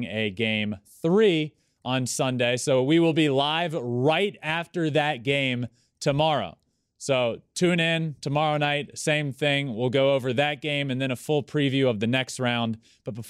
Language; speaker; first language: English; native; English